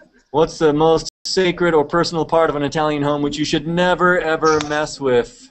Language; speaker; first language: English; native; English